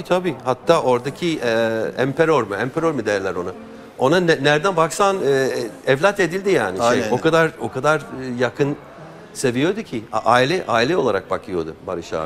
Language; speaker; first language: Turkish; non-native, fluent; English